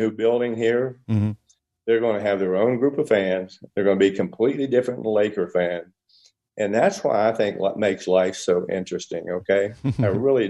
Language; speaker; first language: English; native; English